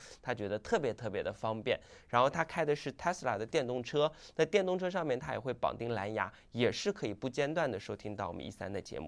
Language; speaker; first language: Chinese; native; Chinese